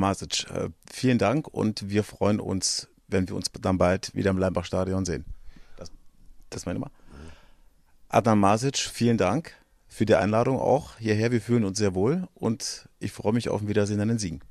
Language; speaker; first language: German; native; German